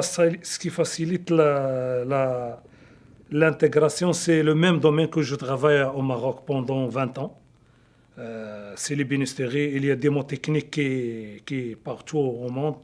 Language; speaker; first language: French; non-native, local second language; Arabic